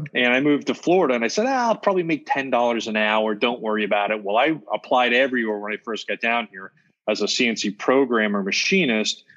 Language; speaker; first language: English; native; English